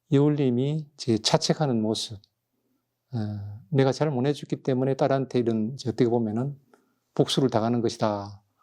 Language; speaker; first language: Korean; native; Korean